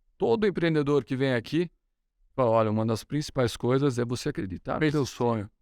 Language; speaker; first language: Portuguese; non-native, fluent; German